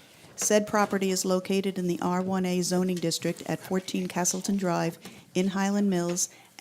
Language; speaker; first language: English; native; English